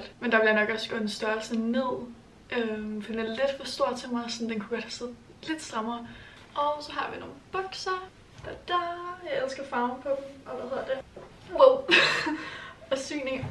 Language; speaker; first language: Danish; native; Danish